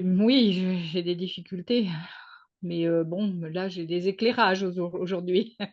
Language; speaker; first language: French; native; French